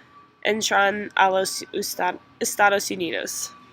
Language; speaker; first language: Spanish; non-native, learner; English